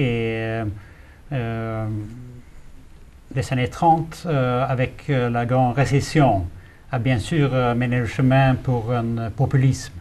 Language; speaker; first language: French; non-native, fluent; Swedish